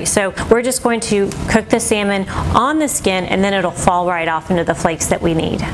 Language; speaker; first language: English; native; English